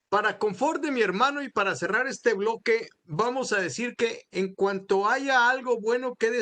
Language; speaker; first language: Spanish; native; Spanish